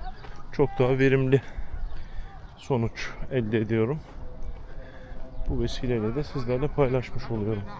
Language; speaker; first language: Turkish; native; Turkish